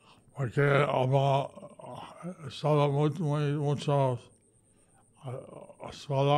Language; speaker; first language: Spanish; non-native, learner; English